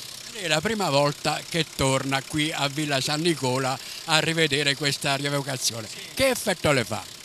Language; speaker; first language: Italian; native; Italian